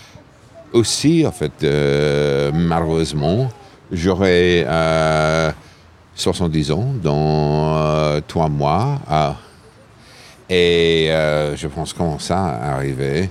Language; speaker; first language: French; non-native, fluent; English